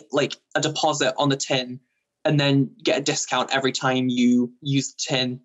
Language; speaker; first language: English; native; English